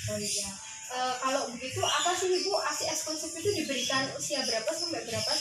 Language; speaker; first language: Indonesian; native; Indonesian